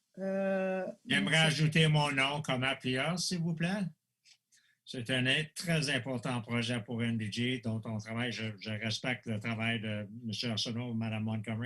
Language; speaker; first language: French; non-native, local second language; English